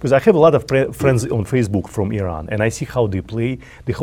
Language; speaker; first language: English; non-native, fluent; Russian